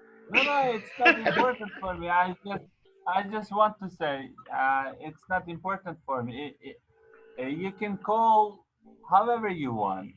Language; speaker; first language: English; non-native, fluent; Arabic